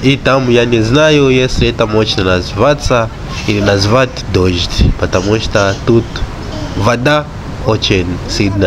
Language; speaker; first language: Russian; non-native, fluent; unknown